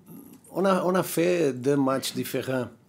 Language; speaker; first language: French; non-native, learner; Portuguese